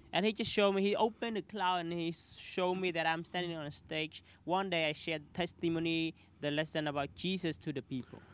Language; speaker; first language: English; non-native, learner; Khmer